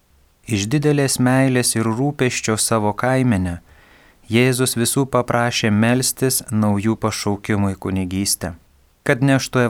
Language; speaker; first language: Lithuanian; native; Lithuanian